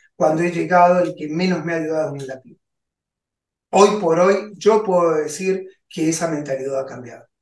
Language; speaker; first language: Spanish; native; Spanish